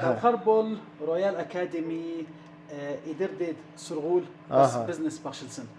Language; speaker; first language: Mongolian; non-native, learner; Arabic